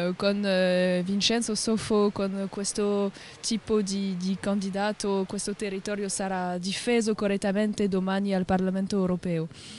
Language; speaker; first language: Italian; non-native, fluent; French